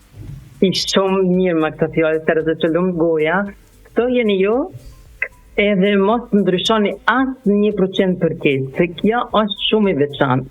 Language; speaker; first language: Albanian; non-native, learner; German